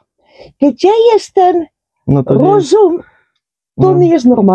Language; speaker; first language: Polish; non-native, learner; Dutch